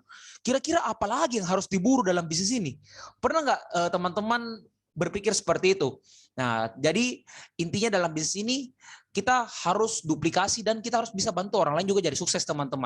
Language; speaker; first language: Indonesian; native; Indonesian